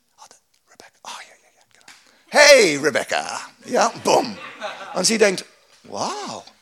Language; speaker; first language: German; non-native, fluent; English